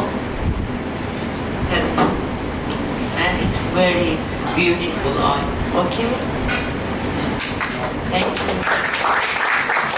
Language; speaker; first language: English; non-native, learner; Persian